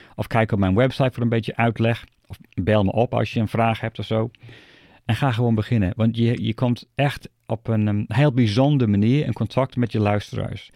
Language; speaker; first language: Dutch; non-native, fluent; English